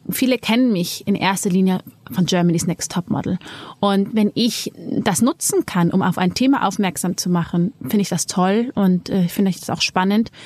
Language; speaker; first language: German; early bilingual, other home language; Amharic